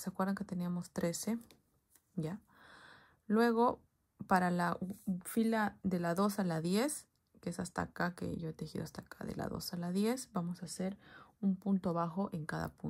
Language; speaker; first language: Spanish; native; Spanish